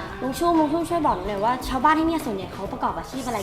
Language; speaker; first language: Thai; native; Thai